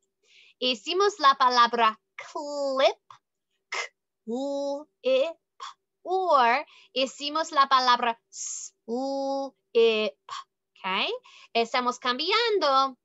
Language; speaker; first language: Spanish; non-native, learner; English